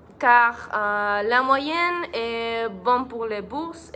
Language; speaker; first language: French; non-native, learner; Spanish